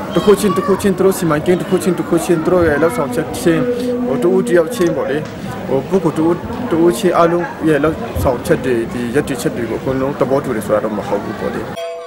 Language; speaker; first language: Burmese; non-native, local second language; Hakha Chin